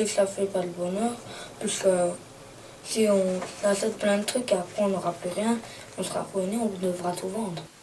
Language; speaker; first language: French; early bilingual, other home language; Chechen